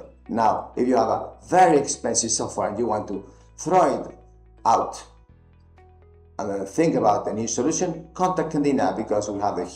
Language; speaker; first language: English; non-native, fluent; Spanish